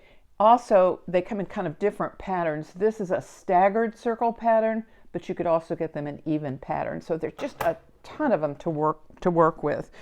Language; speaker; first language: English; native; English